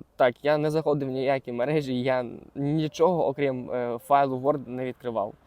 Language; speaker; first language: Ukrainian; non-native, local second language; Russian